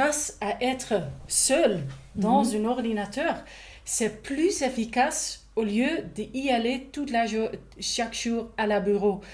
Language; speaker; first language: French; non-native, learner; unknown